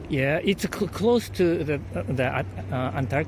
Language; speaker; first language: English; non-native, learner; Japanese